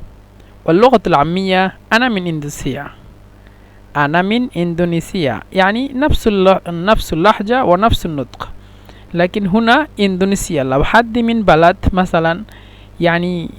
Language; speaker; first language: Arabic; non-native, fluent; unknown